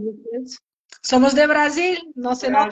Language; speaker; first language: Spanish; non-native, learner; Portuguese